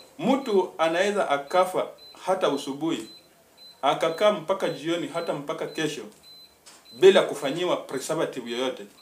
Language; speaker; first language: Swahili; native; Swahili